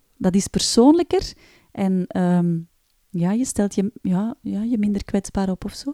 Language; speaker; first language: Dutch; native; Dutch